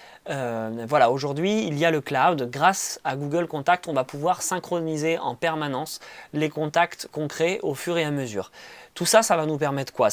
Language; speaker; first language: French; native; French